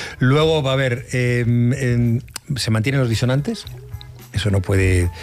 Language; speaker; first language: Spanish; native; Spanish